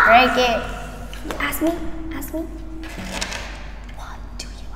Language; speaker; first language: English; non-native, fluent; Vietnamese